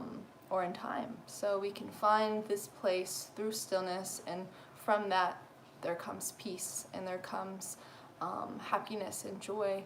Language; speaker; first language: English; native; English